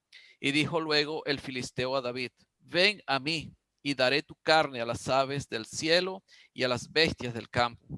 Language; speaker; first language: Spanish; native; Spanish